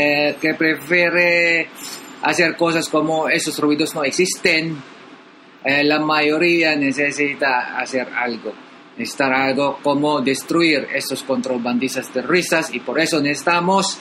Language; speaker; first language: Spanish; non-native, learner; Filipino